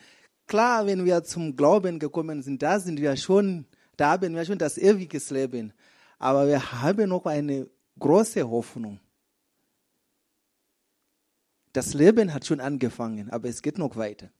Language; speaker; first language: German; non-native, fluent; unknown